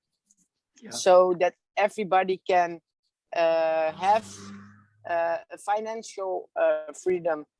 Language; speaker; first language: English; non-native, learner; Dutch